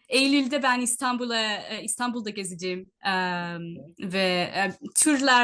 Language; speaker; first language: Turkish; non-native, fluent; Telugu